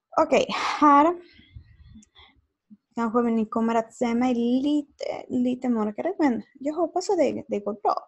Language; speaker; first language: Swedish; non-native, learner; Spanish